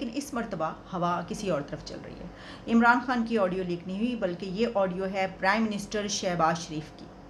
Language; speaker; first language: Urdu; native; Urdu